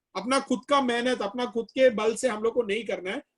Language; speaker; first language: Hindi; non-native, local second language; Malayalam